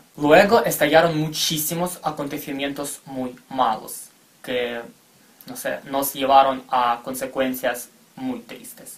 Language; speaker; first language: Spanish; non-native, fluent; Ukrainian